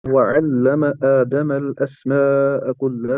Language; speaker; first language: Arabic; non-native, learner; Urdu